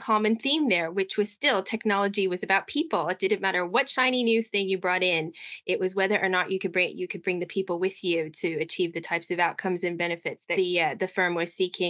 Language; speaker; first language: English; native; English